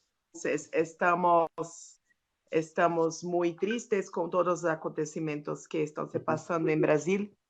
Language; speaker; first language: Spanish; non-native, learner; Portuguese